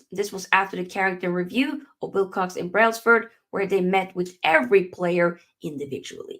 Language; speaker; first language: English; native; English